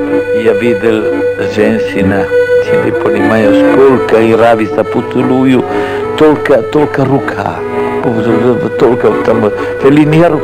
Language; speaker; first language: Russian; non-native, learner; Italian